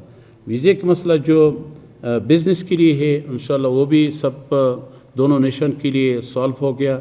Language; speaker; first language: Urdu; non-native, fluent; Persian